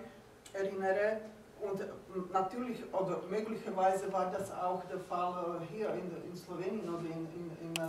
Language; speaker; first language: German; non-native, fluent; Slovak